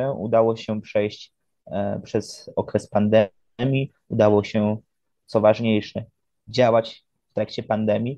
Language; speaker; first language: Polish; native; Polish